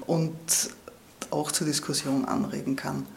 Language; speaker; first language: German; native; German